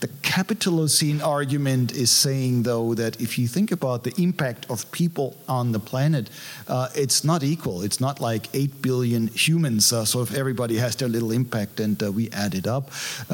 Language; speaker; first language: English; non-native, fluent; German